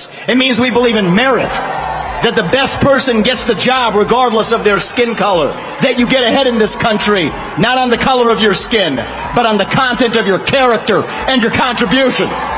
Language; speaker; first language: English; early bilingual, other home language; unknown